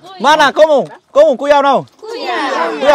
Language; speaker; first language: Portuguese; non-native, learner; Vietnamese